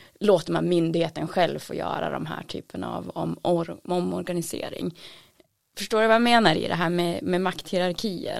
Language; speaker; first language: Swedish; native; Swedish